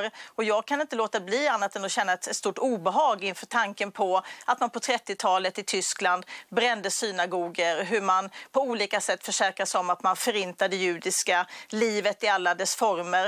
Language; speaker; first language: Swedish; native; Swedish